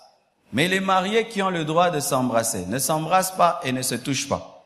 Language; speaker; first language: French; non-native, local second language; Lingala